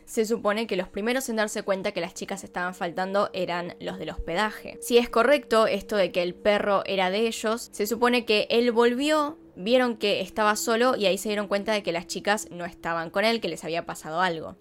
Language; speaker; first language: Spanish; native; Spanish